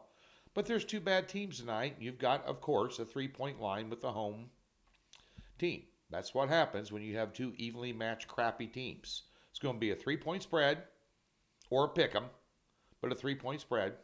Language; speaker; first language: English; native; English